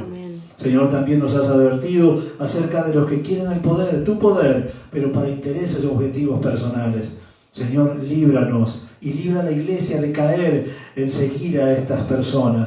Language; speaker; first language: Spanish; native; Spanish